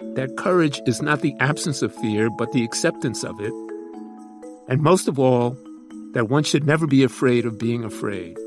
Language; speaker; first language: English; native; English